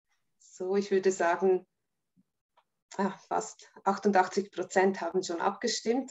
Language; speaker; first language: German; native; German